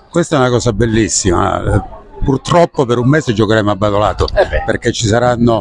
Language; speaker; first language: Italian; native; Italian